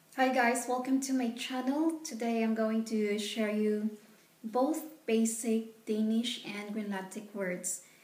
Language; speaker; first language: English; non-native, local second language; Filipino